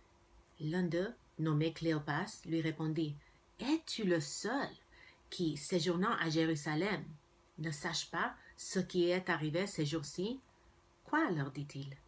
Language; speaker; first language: French; non-native, fluent; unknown